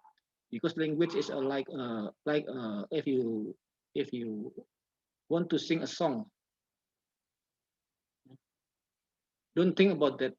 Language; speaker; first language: English; non-native, learner; Indonesian